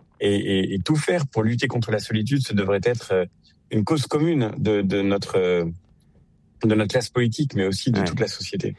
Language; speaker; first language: French; native; French